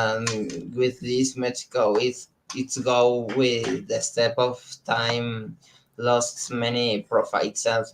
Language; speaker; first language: English; non-native, learner; Spanish